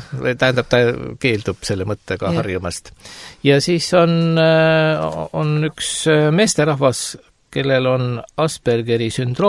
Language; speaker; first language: Estonian; native; Estonian